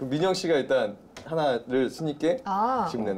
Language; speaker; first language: Korean; native; Korean